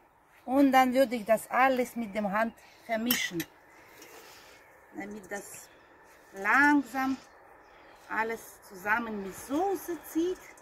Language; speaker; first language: German; non-native, fluent; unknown